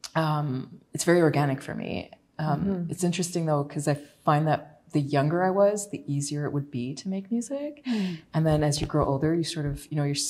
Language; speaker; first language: English; native; English